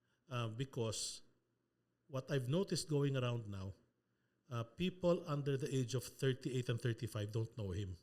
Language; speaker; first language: English; non-native, local second language; Filipino